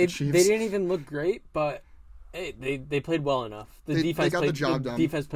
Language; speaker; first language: English; native; English